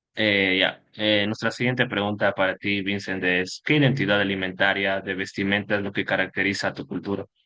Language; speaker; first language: Spanish; early bilingual, other home language; Cantonese